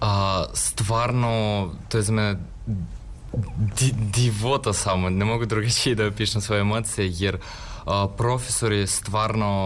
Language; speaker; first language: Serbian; early bilingual, other home language; Russian